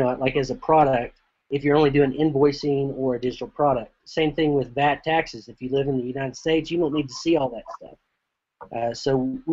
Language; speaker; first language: English; native; English